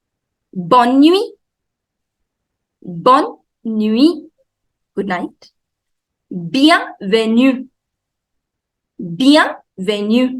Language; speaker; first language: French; non-native, fluent; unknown